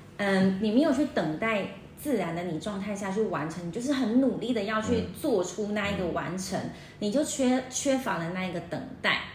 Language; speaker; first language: Chinese; native; Chinese